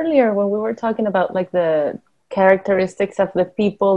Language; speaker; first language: English; non-native, fluent; Spanish